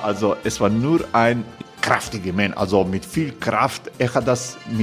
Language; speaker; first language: German; non-native, learner; Croatian